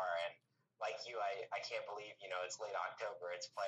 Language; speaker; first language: English; native; English